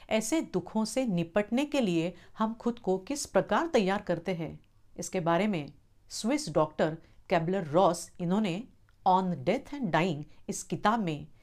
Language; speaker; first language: Hindi; non-native, local second language; Marathi